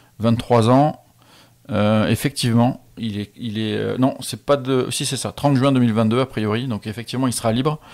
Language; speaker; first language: French; native; French